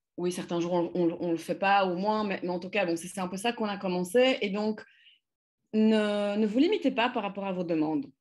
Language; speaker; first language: French; non-native, fluent; Polish